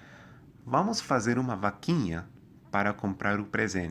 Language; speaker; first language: Portuguese; non-native, fluent; English